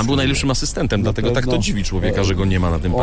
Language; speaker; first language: Polish; native; Polish